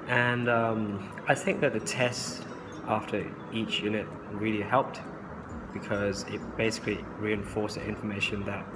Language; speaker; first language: English; non-native, local second language; Cantonese